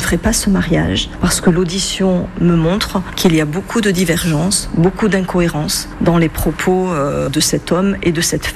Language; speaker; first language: French; native; French